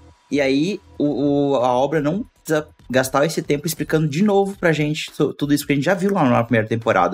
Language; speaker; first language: Portuguese; native; Portuguese